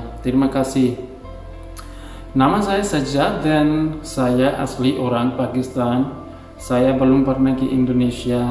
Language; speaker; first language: Indonesian; non-native, learner; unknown